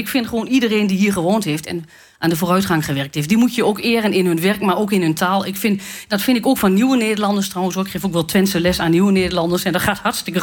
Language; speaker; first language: Dutch; native; Dutch